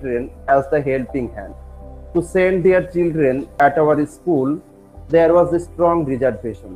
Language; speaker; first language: English; non-native, local second language; Bangla